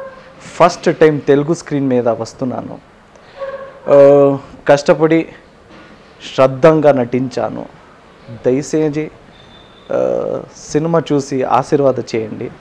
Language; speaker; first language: Telugu; non-native, learner; Kannada